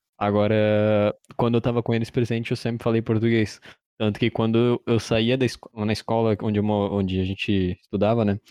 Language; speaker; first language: Portuguese; early bilingual, heritage; Portuguese